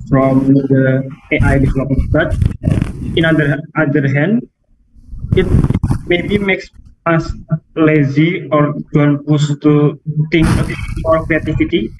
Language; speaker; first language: English; non-native, learner; Indonesian